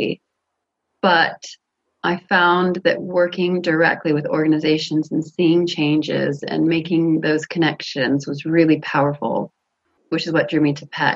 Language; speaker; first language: English; native; English